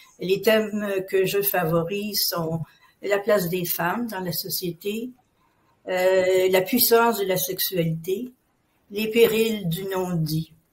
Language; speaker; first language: French; native; French